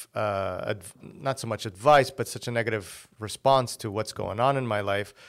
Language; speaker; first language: English; non-native, fluent; Portuguese